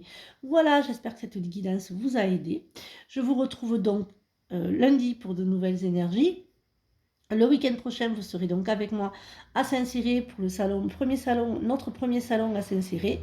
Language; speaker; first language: French; native; French